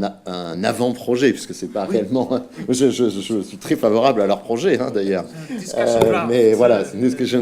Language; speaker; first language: French; native; French